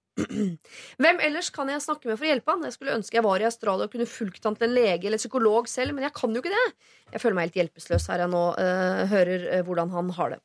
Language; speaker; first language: Norwegian; native; Norwegian